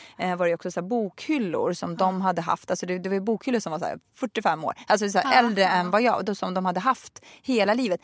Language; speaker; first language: Swedish; early bilingual, other home language; Russian